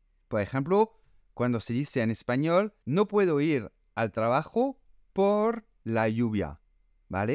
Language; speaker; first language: Spanish; non-native, fluent; French